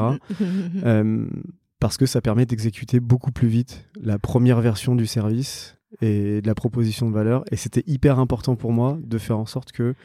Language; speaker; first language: French; native; French